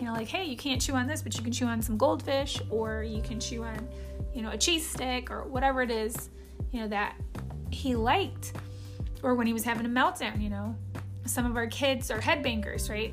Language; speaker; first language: English; native; English